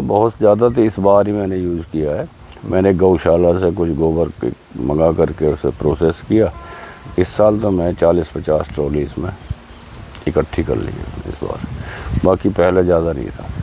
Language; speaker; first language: Hindi; native; Hindi